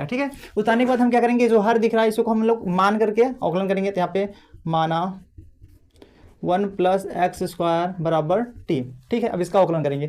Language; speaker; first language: Hindi; native; Hindi